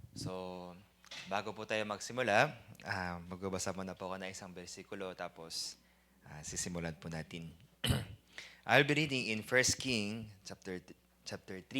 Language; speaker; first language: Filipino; non-native, fluent; Korean